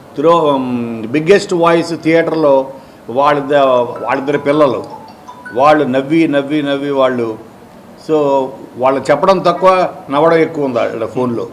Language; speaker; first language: Telugu; native; Telugu